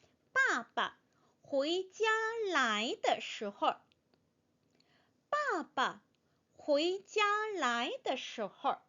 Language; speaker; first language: Chinese; non-native, fluent; Korean